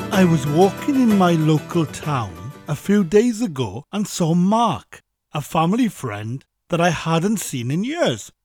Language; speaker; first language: English; native; English